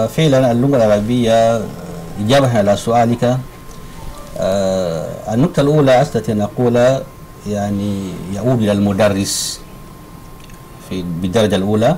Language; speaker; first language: Arabic; non-native, fluent; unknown